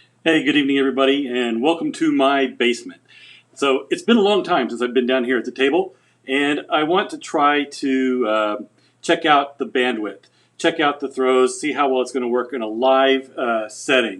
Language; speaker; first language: English; native; English